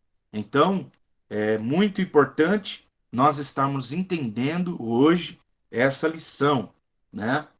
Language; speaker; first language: Portuguese; native; Portuguese